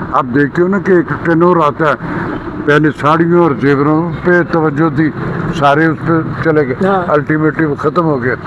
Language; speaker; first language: Urdu; non-native, local second language; Punjabi